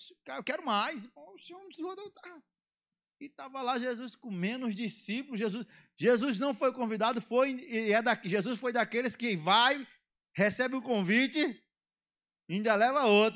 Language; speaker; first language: Portuguese; native; Portuguese